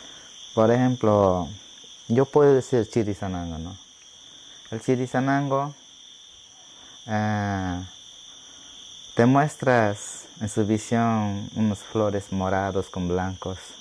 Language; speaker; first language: Spanish; non-native, local second language; Shipibo-Conibo